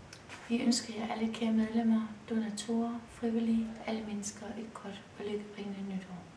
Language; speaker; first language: Danish; early bilingual, other home language; Kurdish